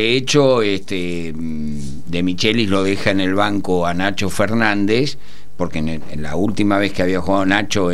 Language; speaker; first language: Spanish; native; Spanish